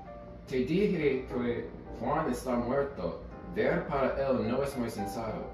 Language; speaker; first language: Spanish; non-native, learner; English